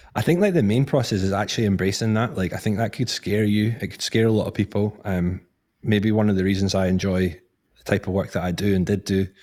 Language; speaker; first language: English; native; English